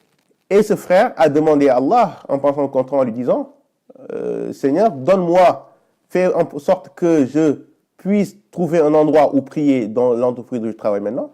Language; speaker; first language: French; native; French